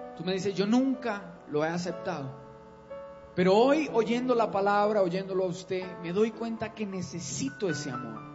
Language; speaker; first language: Spanish; native; Spanish